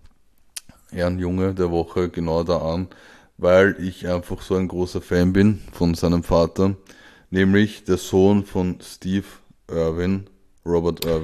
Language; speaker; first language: German; native; German